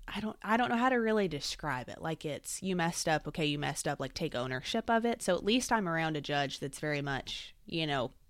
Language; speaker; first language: English; native; English